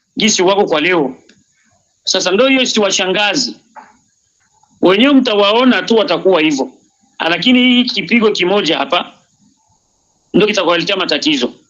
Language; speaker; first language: Swahili; native; Swahili